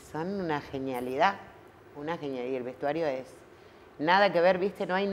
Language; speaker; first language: Spanish; native; Spanish